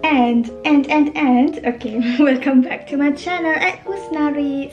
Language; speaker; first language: English; non-native, local second language; Malay